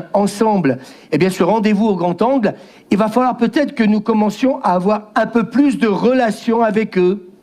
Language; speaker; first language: French; native; French